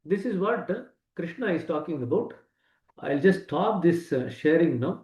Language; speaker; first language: English; non-native, local second language; Kannada